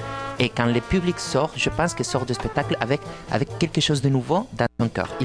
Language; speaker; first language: French; non-native, fluent; Spanish